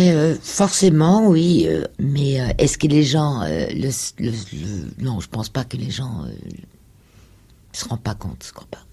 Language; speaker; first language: French; non-native, fluent; Danish